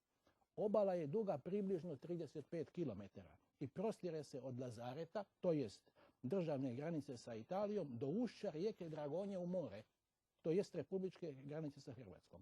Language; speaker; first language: Croatian; native; Croatian